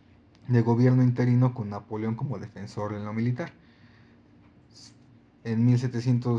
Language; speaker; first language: Spanish; native; Spanish